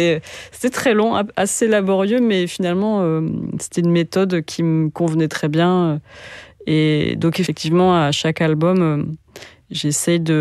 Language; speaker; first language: French; native; French